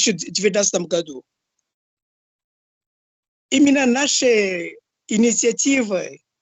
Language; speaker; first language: Russian; non-native, fluent; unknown